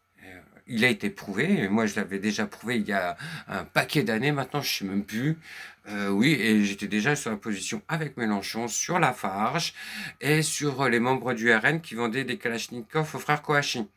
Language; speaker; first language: French; native; French